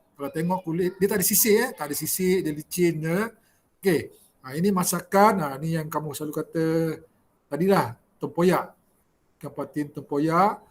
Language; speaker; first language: Malay; native; Malay